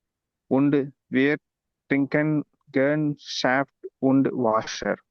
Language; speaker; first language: German; non-native, learner; Tamil